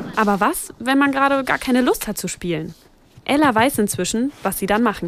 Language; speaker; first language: German; native; German